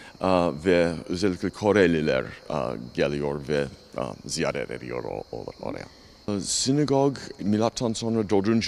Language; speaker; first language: Turkish; non-native, fluent; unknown